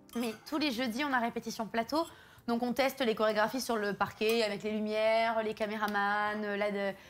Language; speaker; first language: French; native; French